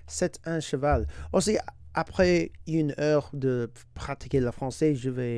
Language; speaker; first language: French; non-native, learner; English